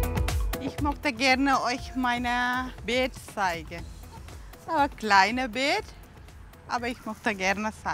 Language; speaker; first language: German; non-native, learner; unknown